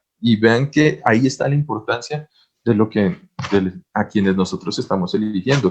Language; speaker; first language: Spanish; native; Spanish